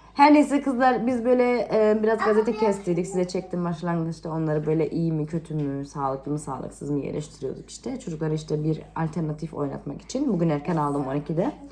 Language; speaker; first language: Turkish; early bilingual, heritage; Turkish